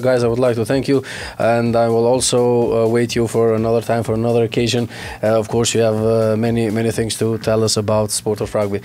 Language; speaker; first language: English; non-native, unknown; Albanian